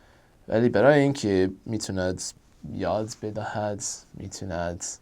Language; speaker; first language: Persian; non-native, fluent; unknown